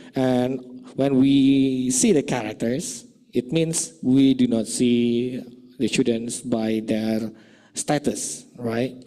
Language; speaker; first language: English; non-native, fluent; Indonesian